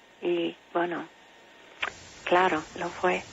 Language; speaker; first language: Spanish; non-native, fluent; English